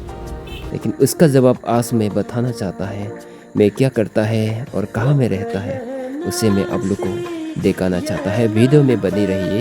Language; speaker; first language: Hindi; non-native, local second language; Mising